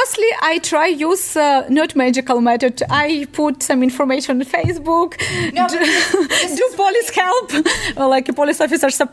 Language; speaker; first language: English; non-native, learner; Ukrainian